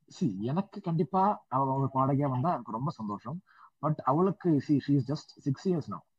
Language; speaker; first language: Tamil; non-native, local second language; Malayalam